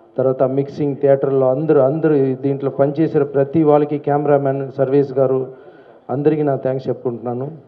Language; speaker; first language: Telugu; non-native, local second language; Tamil